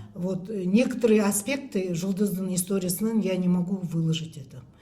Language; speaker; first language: Russian; non-native, local second language; Kazakh